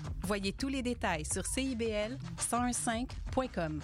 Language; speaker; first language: French; native; French